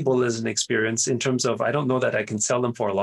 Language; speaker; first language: English; non-native, fluent; German